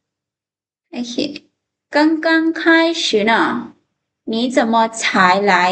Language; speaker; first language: Chinese; non-native, fluent; Lao